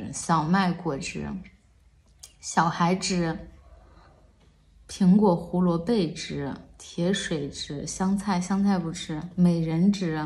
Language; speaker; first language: Chinese; native; Chinese